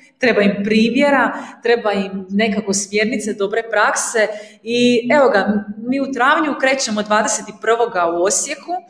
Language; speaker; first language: Croatian; native; Croatian